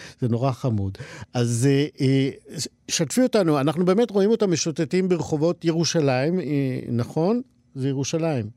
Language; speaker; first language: Hebrew; native; Hebrew